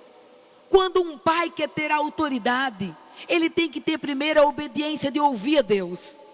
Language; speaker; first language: Portuguese; native; Portuguese